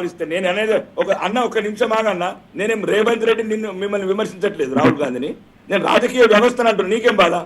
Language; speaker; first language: Telugu; native; Telugu